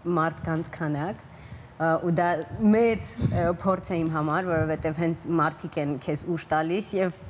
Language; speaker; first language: Armenian; early bilingual, heritage; Armenian